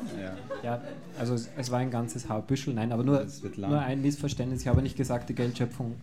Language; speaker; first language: German; native; German